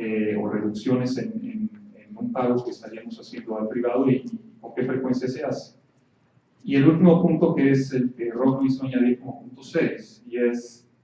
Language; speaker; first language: Spanish; native; Spanish